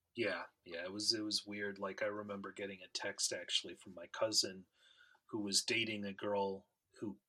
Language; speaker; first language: English; native; English